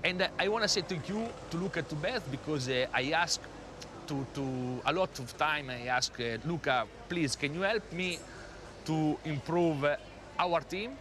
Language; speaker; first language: English; non-native, learner; Italian